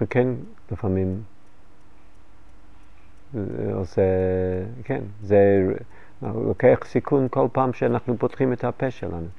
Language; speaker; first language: Hebrew; non-native, fluent; English